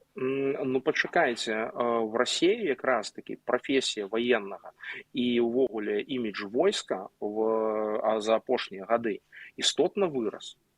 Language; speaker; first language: Belarusian; non-native, local second language; Russian